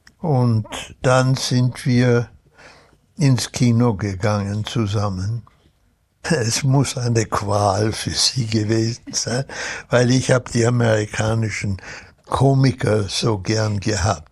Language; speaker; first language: German; early bilingual, heritage; German